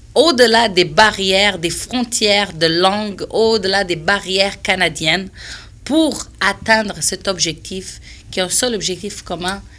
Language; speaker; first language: French; non-native, fluent; Portuguese